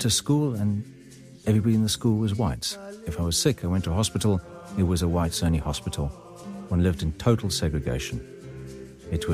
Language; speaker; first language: English; native; English